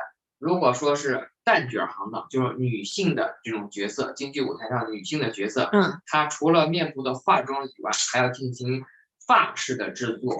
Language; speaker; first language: Chinese; native; Chinese